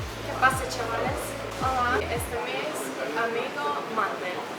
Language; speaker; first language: Spanish; non-native, learner; English